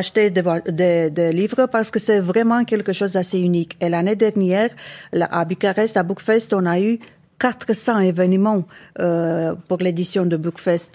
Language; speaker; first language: French; non-native, fluent; Romanian